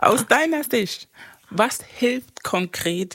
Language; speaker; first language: German; non-native, fluent; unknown